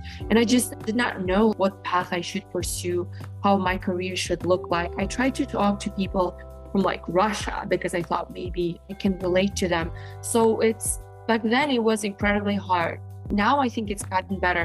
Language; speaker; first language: English; non-native, fluent; Kyrgyz